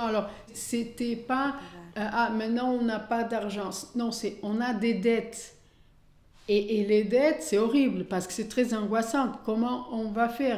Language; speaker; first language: French; non-native, fluent; Portuguese